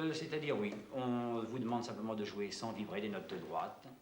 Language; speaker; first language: French; native; French